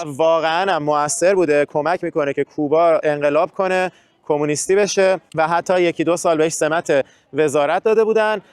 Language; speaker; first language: Persian; native; Persian